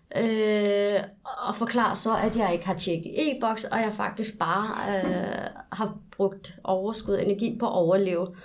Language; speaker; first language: Danish; early bilingual, other home language; Arabic